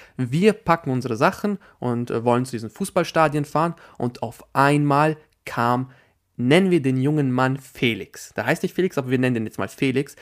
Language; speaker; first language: German; native; German